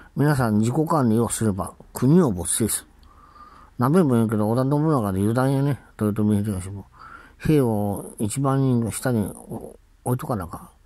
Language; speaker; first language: Japanese; native; Japanese